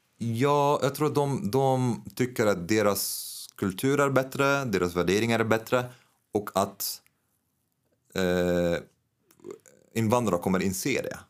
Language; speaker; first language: Swedish; non-native, fluent; Arabic